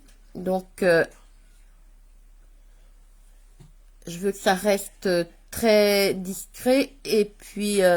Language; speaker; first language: French; native; French